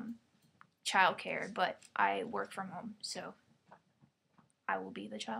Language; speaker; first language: English; native; English